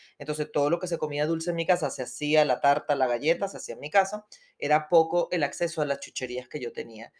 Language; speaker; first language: Spanish; native; Spanish